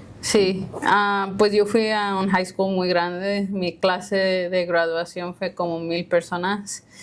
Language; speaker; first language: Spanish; early bilingual, heritage; Spanish